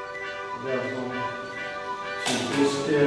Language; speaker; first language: Norwegian; native; Norwegian